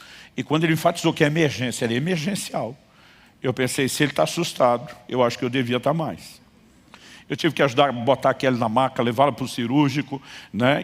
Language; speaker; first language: Portuguese; native; Portuguese